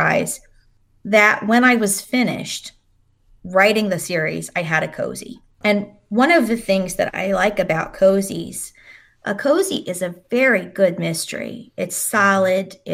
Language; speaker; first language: English; native; English